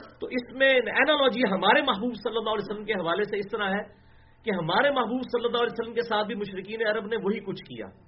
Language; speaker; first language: Urdu; non-native, local second language; Punjabi